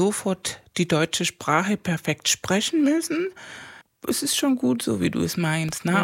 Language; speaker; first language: German; non-native, fluent; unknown